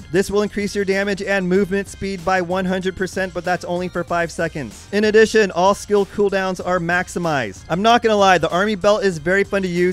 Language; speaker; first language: English; native; English